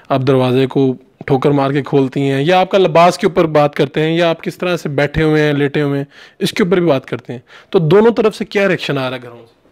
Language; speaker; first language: Urdu; non-native, local second language; Punjabi